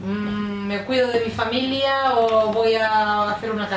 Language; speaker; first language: Spanish; native; Spanish